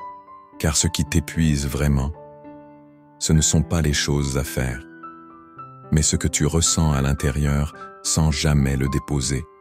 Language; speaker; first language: French; native; French